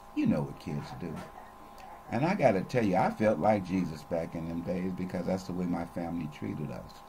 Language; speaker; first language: English; native; English